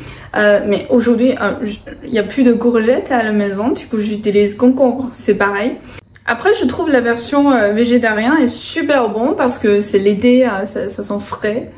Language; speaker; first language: French; non-native, fluent; Chinese